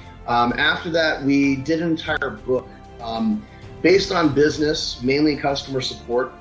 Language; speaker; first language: English; native; English